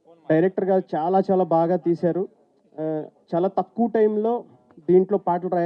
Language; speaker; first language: Telugu; native; Telugu